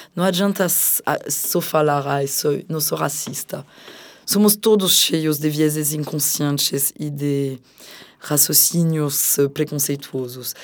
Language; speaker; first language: Portuguese; non-native, fluent; French